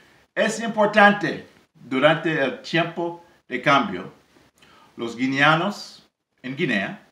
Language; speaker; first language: Spanish; non-native, learner; English